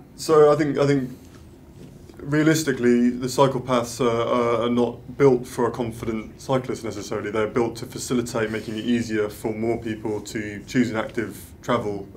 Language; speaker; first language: English; native; English